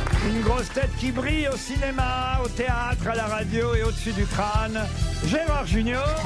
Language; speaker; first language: French; native; French